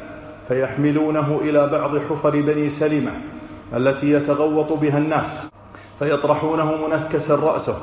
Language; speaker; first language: Arabic; native; Arabic